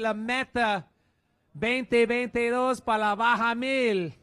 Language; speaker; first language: Spanish; non-native, learner; English